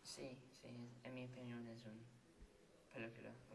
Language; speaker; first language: Spanish; non-native, learner; English